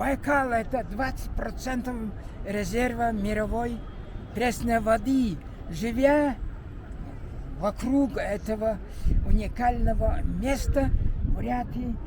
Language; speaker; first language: Russian; non-native, fluent; Mongolian